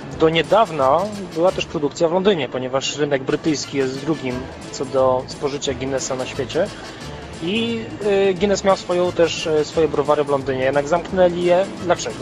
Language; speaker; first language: Polish; native; Polish